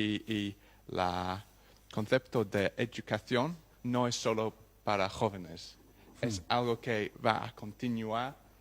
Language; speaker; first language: Spanish; non-native, learner; English